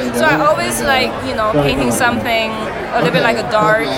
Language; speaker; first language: English; non-native, learner; Chinese